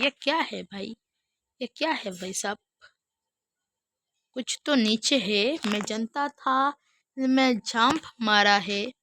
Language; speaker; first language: Hindi; non-native, learner; Bangla